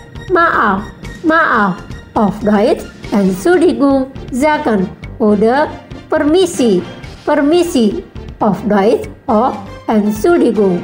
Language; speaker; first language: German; non-native, fluent; Indonesian